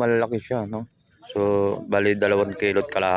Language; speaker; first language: Filipino; native; Filipino